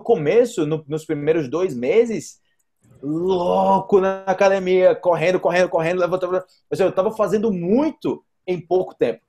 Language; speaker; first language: Portuguese; native; Portuguese